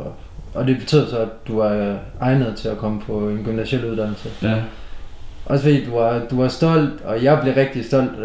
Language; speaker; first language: Danish; native; Danish